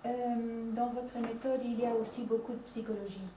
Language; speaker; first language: French; non-native, fluent; Dutch